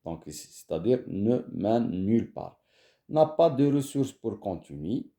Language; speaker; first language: French; non-native, local second language; Arabic